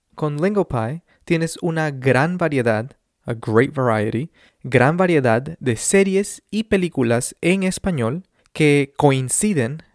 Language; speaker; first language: Spanish; native; Spanish